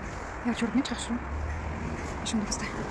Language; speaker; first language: Russian; non-native, learner; Tajik